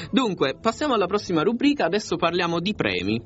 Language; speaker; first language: Italian; native; Italian